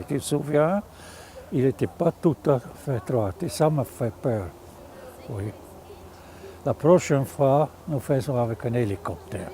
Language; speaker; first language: French; non-native, fluent; German